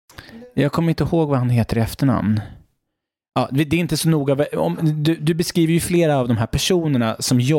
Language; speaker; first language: Swedish; native; Swedish